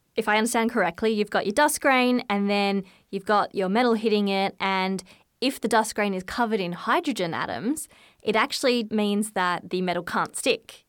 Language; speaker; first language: English; native; English